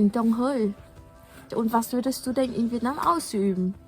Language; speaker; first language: German; non-native, fluent; Vietnamese